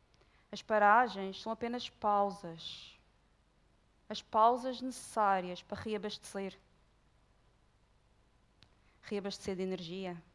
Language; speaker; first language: Portuguese; native; Portuguese